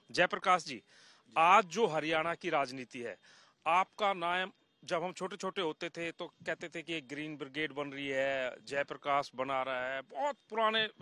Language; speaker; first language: Hindi; native; Hindi